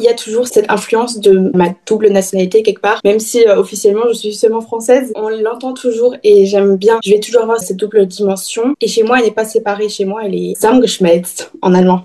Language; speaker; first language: French; early bilingual, heritage; French